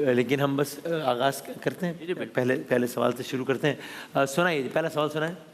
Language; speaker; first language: Urdu; native; Urdu